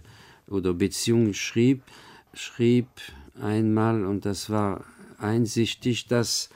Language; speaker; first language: German; non-native, fluent; French